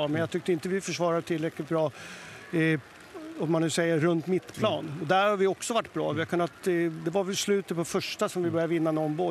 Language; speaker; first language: Swedish; native; Swedish